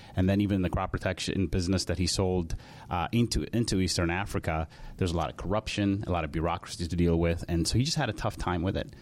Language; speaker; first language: English; early bilingual, other home language; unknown